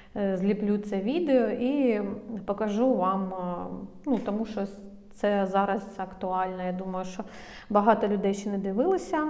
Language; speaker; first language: Ukrainian; non-native, local second language; Russian